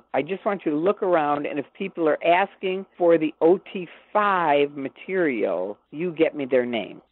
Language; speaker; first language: English; native; English